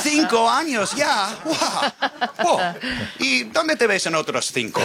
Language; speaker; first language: Spanish; non-native, fluent; English